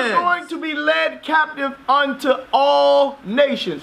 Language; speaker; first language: English; native; English